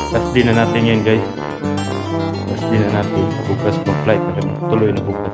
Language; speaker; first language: Filipino; non-native, local second language; Cebuano